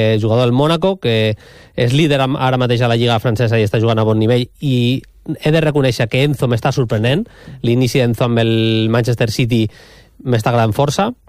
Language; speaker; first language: Catalan; native; Catalan